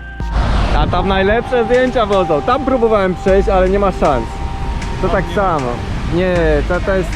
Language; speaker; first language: Polish; native; Polish